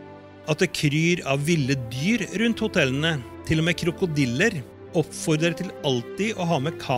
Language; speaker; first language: Norwegian; native; Norwegian